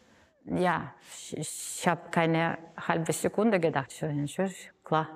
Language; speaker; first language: German; non-native, fluent; Russian